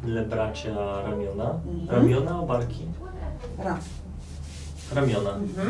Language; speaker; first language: Italian; non-native, learner; Polish